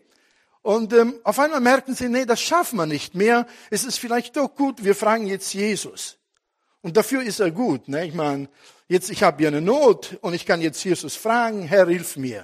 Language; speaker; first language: German; non-native, fluent; Italian